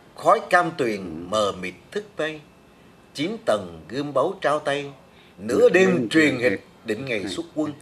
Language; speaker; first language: Vietnamese; native; Vietnamese